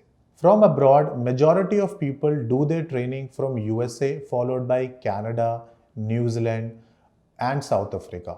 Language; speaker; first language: English; non-native, local second language; Hindi